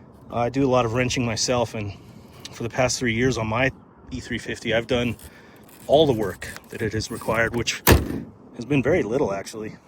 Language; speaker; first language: English; native; English